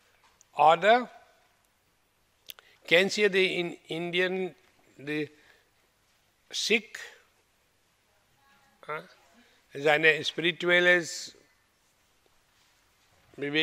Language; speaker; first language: German; non-native, learner; Hindi